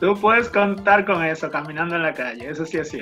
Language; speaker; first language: Spanish; native; Spanish